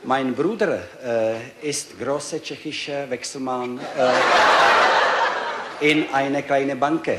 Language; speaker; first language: German; non-native, learner; Czech